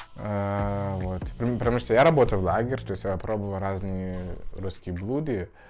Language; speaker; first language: Russian; non-native, fluent; Tswana